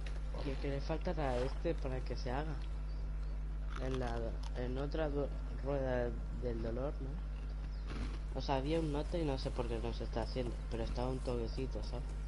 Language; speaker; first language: Spanish; native; Spanish